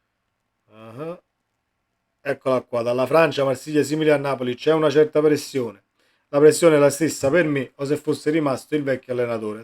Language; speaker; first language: Italian; native; Italian